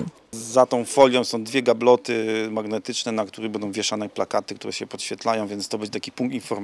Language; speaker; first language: Polish; native; Polish